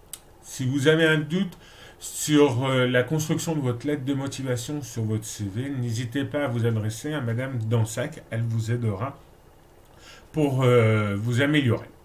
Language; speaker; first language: French; native; French